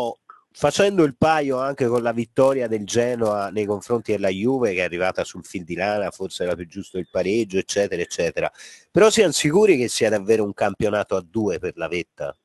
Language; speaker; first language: Italian; native; Italian